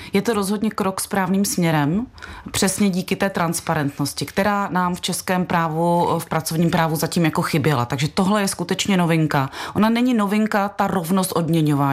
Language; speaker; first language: Czech; native; Czech